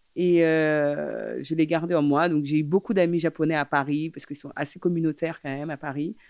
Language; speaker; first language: French; early bilingual, other home language; Fula